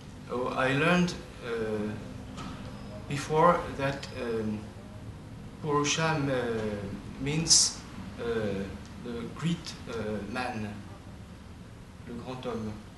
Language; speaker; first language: English; non-native, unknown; French